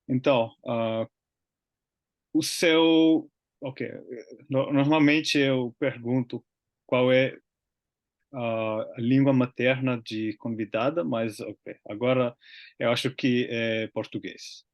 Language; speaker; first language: Portuguese; non-native, learner; Finnish